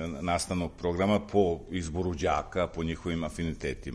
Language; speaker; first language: Serbian; native; Serbian